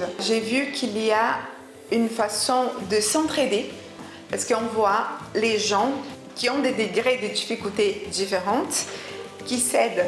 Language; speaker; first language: French; non-native, fluent; Portuguese